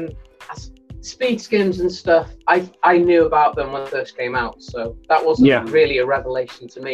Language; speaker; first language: English; native; English